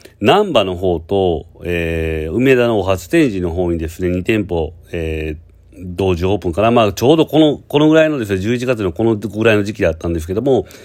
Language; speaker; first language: Japanese; native; Japanese